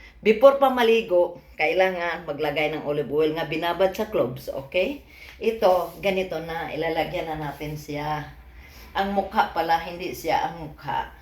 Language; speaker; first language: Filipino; non-native, local second language; Cebuano